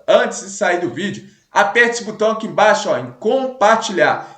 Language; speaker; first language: Portuguese; native; Portuguese